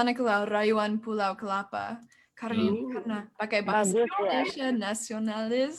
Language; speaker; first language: Indonesian; non-native, fluent; English